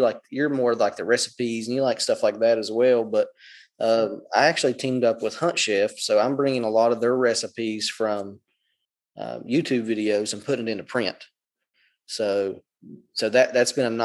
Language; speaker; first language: English; native; English